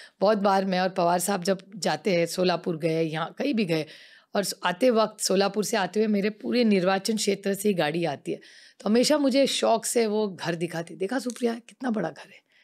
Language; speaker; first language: Hindi; non-native, local second language; Marathi